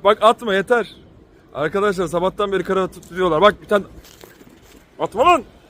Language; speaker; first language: Turkish; native; Turkish